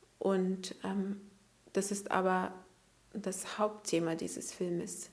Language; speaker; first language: German; early bilingual, other home language; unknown